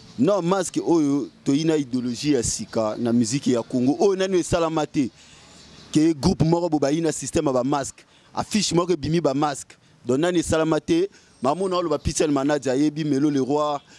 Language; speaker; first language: Lingala; native; Lingala